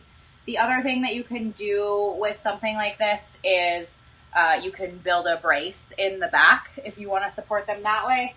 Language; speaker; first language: English; native; English